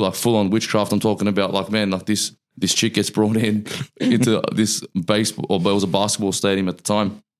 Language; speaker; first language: English; early bilingual, other home language; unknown